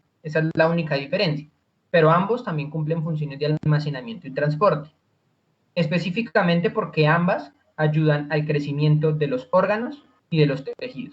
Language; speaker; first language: Spanish; native; Spanish